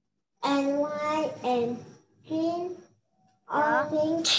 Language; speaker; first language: English; non-native, learner; Indonesian